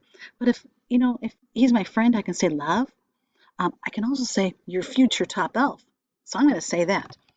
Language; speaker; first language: English; native; English